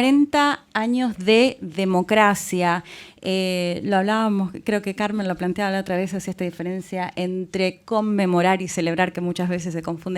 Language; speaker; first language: Spanish; native; Spanish